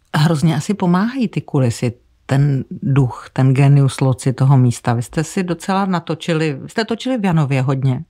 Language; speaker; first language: Czech; native; Czech